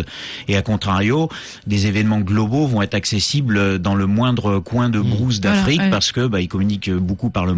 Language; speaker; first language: French; native; French